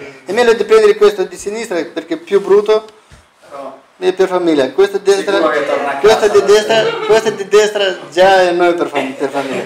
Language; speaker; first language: Italian; non-native, learner; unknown